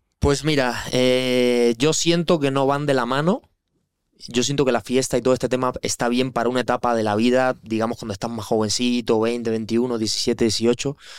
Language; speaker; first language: Spanish; native; Spanish